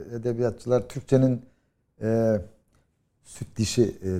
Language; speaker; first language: Turkish; native; Turkish